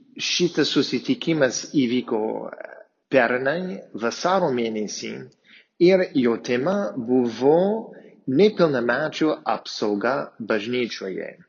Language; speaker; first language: Lithuanian; non-native, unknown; English